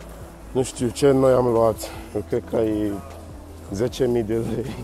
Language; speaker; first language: Romanian; non-native, learner; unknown